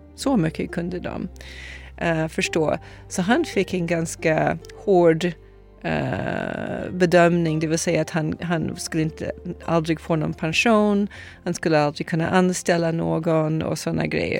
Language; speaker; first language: Swedish; non-native, fluent; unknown